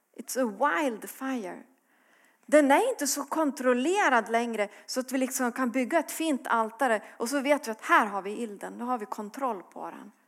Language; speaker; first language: Swedish; native; Swedish